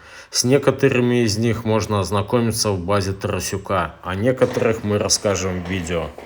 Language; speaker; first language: Russian; native; Russian